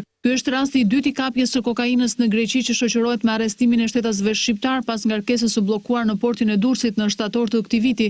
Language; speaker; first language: Albanian; native; Albanian